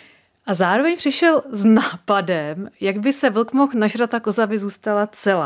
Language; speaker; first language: Czech; native; Czech